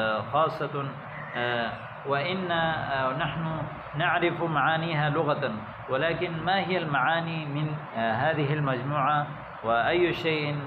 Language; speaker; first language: Arabic; non-native, fluent; Urdu